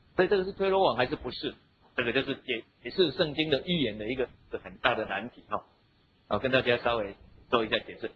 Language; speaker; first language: Chinese; native; Chinese